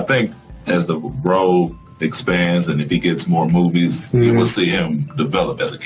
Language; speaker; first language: English; native; English